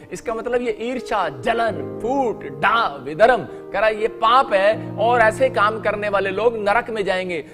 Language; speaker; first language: Hindi; native; Hindi